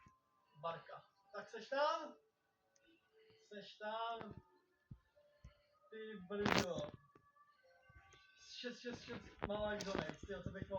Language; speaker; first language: Czech; native; Czech